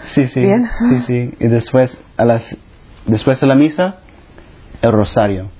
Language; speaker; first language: Spanish; non-native, fluent; Filipino